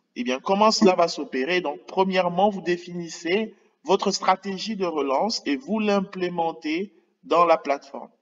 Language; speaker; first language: French; native; French